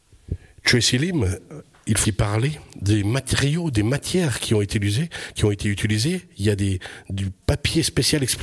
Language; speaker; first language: French; native; French